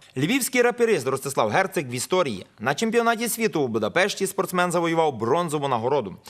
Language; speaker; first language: Ukrainian; native; Ukrainian